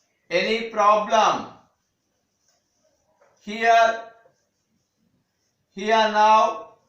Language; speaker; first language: English; non-native, local second language; Telugu